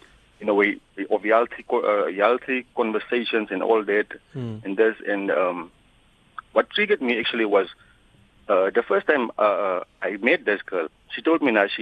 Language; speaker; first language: English; non-native, local second language; Afrikaans